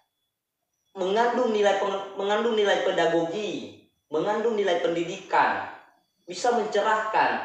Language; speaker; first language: Indonesian; native; Indonesian